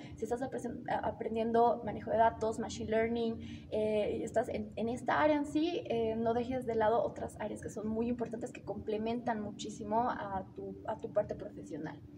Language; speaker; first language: Spanish; native; Spanish